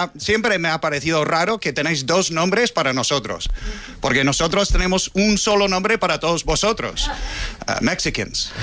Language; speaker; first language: Spanish; non-native, fluent; English